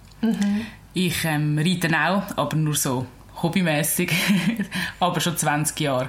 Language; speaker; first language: German; native; German